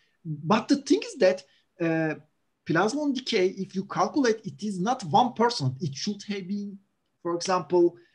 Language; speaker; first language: English; non-native, fluent; Turkish